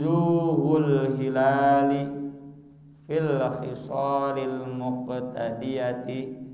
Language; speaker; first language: Arabic; non-native, fluent; Sundanese